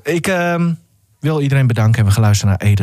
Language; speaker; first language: Dutch; native; Dutch